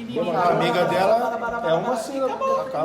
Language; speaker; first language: Portuguese; native; Portuguese